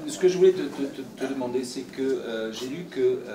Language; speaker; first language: French; native; French